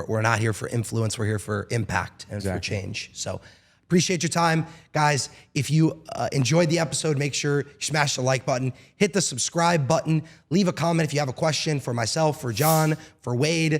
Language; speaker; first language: English; native; English